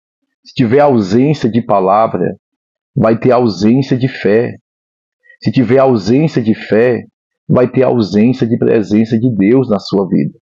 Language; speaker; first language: Portuguese; native; Portuguese